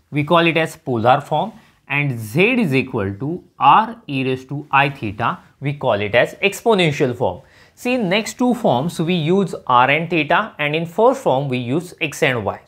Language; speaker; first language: English; non-native, local second language; Marathi